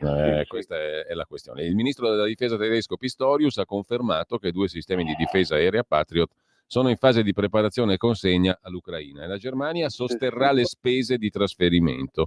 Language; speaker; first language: Italian; native; Italian